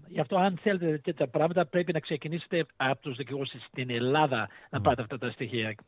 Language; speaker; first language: Greek; early bilingual, heritage; Greek